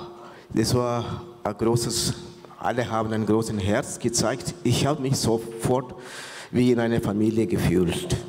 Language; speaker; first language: German; non-native, fluent; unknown